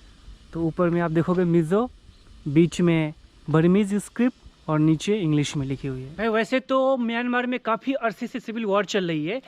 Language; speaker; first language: Hindi; native; Hindi